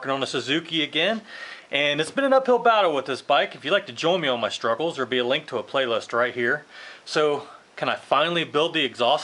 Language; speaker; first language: English; native; English